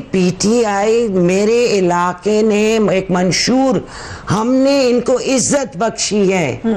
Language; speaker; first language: Urdu; non-native, local second language; Pashto